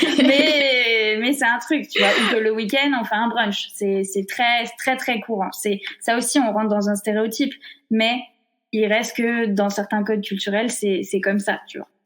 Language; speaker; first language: French; native; French